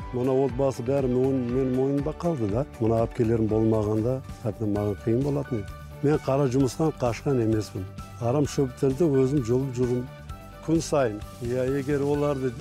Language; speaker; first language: Kazakh; non-native, local second language; Kurdish